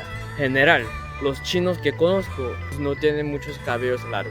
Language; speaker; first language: Spanish; non-native, learner; Korean